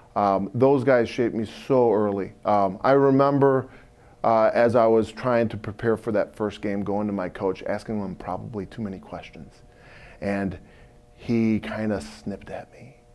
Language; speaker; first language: English; native; English